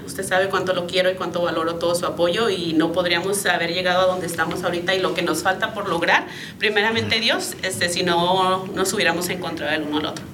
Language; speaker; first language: Spanish; early bilingual, heritage; Spanish